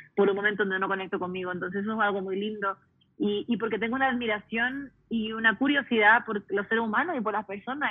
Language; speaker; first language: Spanish; early bilingual, heritage; Spanish